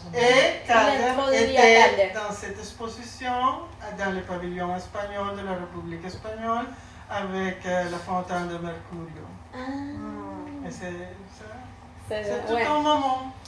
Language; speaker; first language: French; non-native, learner; Spanish